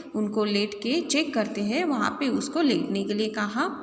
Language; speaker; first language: Hindi; non-native, local second language; Marathi